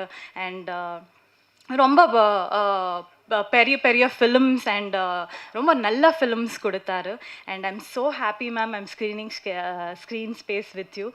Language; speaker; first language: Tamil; non-native, learner; Kannada